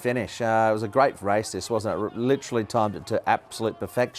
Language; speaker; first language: English; native; English